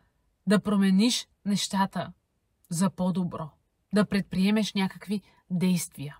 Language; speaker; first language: Bulgarian; native; Bulgarian